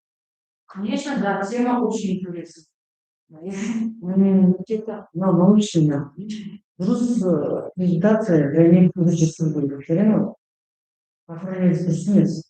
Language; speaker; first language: Russian; non-native, local second language; Kazakh